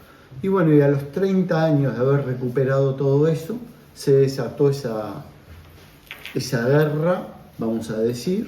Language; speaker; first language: Spanish; native; Spanish